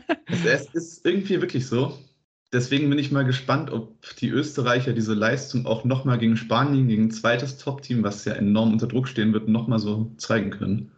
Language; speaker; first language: German; native; German